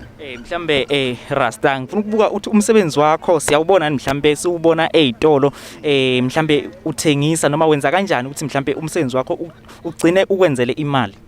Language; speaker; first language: Zulu; native; Zulu